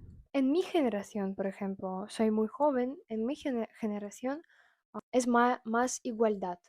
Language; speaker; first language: Spanish; non-native, fluent; Russian